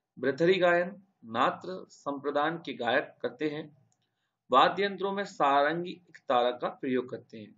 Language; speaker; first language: Hindi; native; Hindi